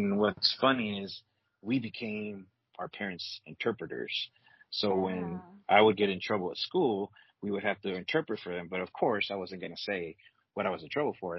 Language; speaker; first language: English; native; English